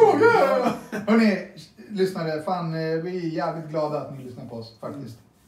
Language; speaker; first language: Swedish; native; Swedish